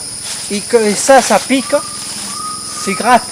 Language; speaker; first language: French; non-native, fluent; Spanish